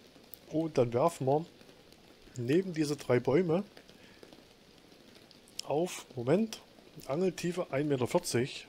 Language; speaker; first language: German; native; German